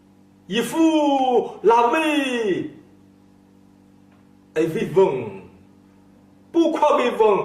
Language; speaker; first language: French; non-native, learner; Chinese